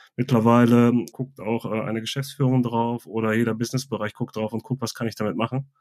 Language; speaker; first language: German; native; German